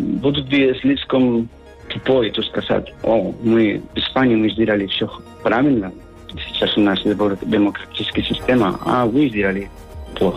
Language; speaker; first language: Russian; non-native, fluent; Spanish